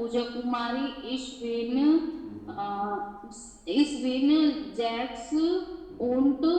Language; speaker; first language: German; non-native, learner; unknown